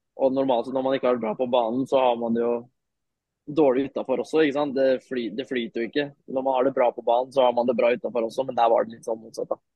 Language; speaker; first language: Norwegian; native; Norwegian